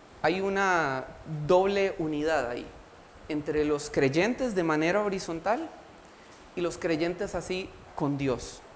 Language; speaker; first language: Spanish; native; Spanish